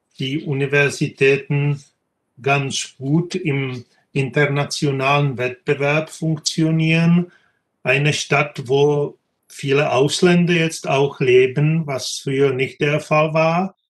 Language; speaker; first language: German; non-native, fluent; Czech